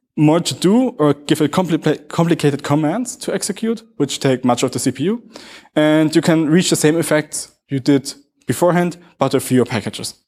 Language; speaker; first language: English; non-native, fluent; German